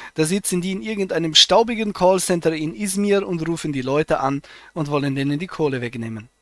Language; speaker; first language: German; native; German